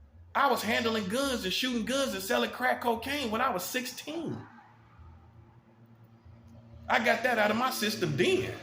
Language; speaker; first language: English; native; English